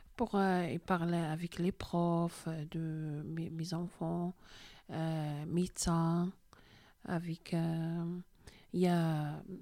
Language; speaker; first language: French; non-native, local second language; Arabic